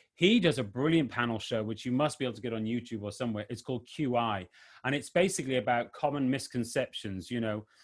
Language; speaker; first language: English; native; English